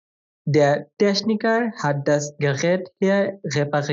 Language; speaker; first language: German; non-native, fluent; Bangla